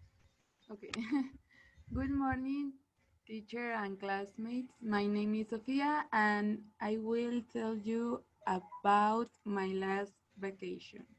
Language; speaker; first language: English; non-native, learner; Spanish